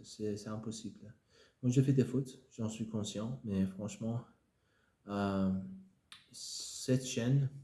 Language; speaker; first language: French; non-native, fluent; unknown